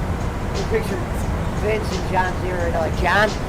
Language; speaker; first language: English; native; English